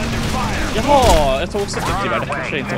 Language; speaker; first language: Swedish; native; Swedish